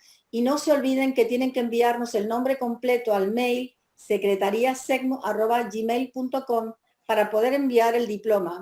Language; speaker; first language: Spanish; native; Spanish